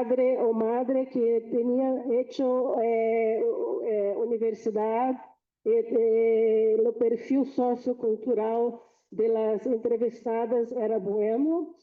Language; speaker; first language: Portuguese; non-native, fluent; Spanish